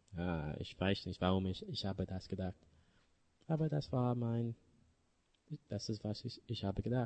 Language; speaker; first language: German; non-native, learner; English